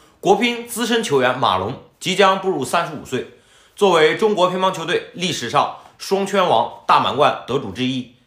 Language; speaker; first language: Chinese; native; Chinese